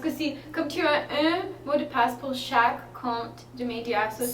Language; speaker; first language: French; non-native, fluent; English